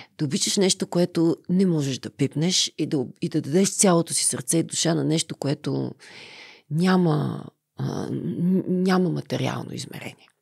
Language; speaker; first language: Bulgarian; native; Bulgarian